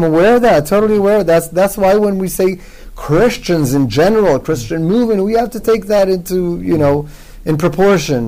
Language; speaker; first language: English; non-native, fluent; Hebrew